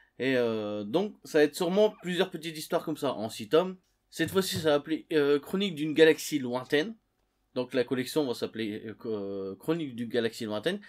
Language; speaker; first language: French; native; French